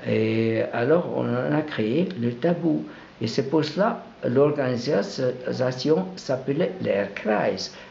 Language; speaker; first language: French; non-native, local second language; German